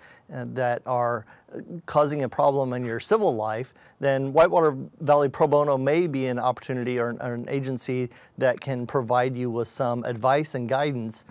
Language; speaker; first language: English; native; English